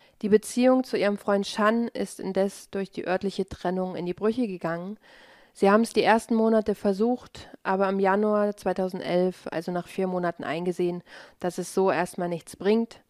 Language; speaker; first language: German; native; German